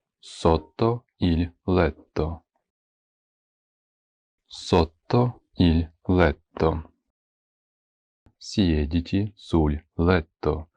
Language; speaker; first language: Italian; non-native, fluent; Ukrainian